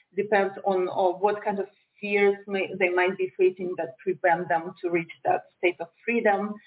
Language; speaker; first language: English; non-native, fluent; Romanian